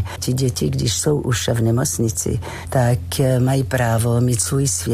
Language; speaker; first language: Czech; non-native, fluent; French